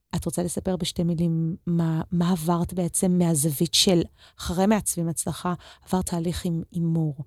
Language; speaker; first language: Hebrew; native; Hebrew